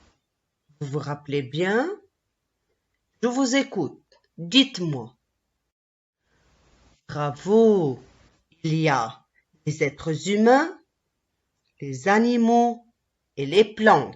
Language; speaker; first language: French; non-native, local second language; Arabic